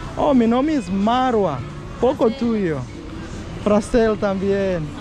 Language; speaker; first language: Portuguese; non-native, learner; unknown